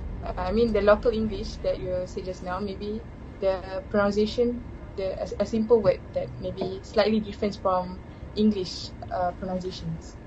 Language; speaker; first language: English; non-native, local second language; Malay